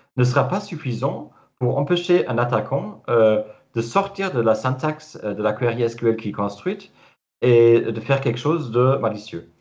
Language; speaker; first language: French; non-native, fluent; German